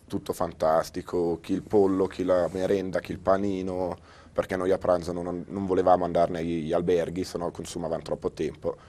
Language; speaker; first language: Italian; native; Italian